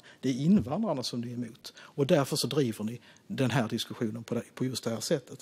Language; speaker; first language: Swedish; native; Swedish